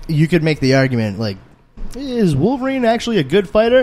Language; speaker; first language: English; native; English